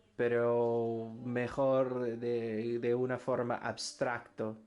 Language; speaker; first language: Spanish; non-native, fluent; English